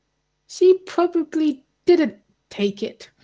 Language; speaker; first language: English; native; English